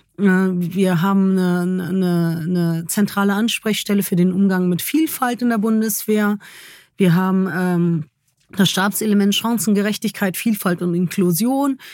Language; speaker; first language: German; early bilingual, other home language; Kurdish